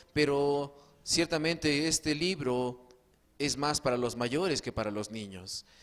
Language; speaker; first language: Spanish; native; Spanish